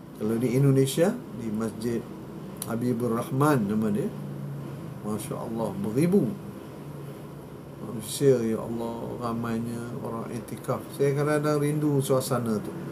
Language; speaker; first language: Malay; native; Malay